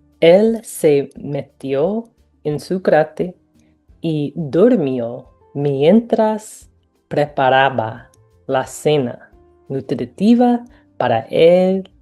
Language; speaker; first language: Spanish; non-native, learner; English